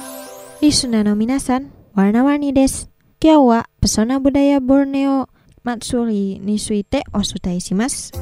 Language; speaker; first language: Japanese; non-native, fluent; Indonesian